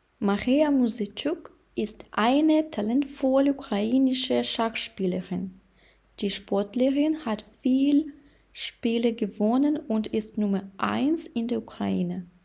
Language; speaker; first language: German; non-native, fluent; Ukrainian